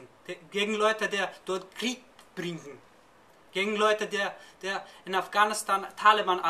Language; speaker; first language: German; non-native, learner; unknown